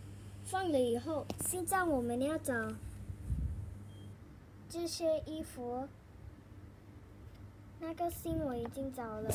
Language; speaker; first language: Chinese; non-native, learner; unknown